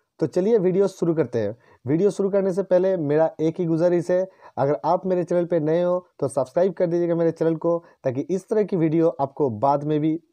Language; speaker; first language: Hindi; non-native, local second language; Bangla